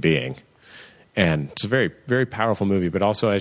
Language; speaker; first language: English; native; English